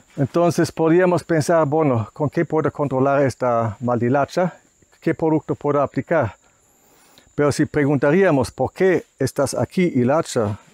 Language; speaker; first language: Spanish; non-native, fluent; German